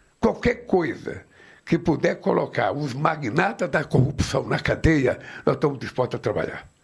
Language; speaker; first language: Portuguese; native; Portuguese